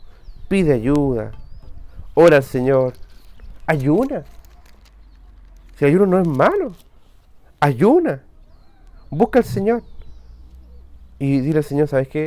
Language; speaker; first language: Spanish; native; Spanish